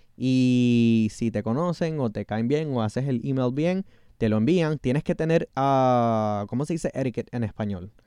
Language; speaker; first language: Spanish; early bilingual, heritage; Spanish